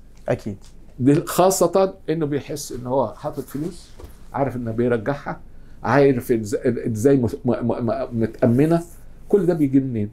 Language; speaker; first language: Arabic; native; Arabic